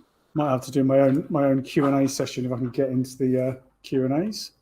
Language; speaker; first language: English; native; English